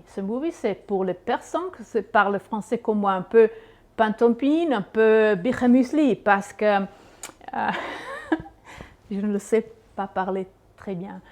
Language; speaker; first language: French; non-native, local second language; Swiss German